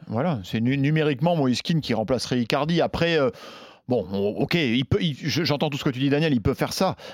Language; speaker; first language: French; native; French